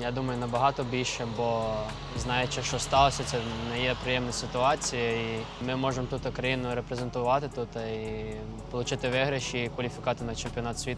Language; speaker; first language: Ukrainian; early bilingual, other home language; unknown